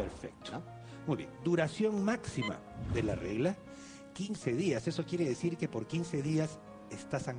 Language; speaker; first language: Spanish; native; Spanish